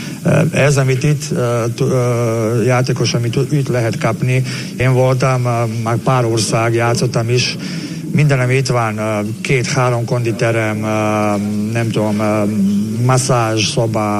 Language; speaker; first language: Hungarian; non-native, learner; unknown